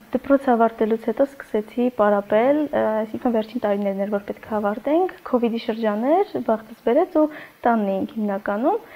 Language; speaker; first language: Armenian; non-native, local second language; Kurdish